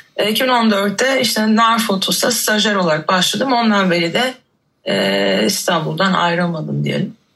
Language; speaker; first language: Turkish; early bilingual, heritage; Turkish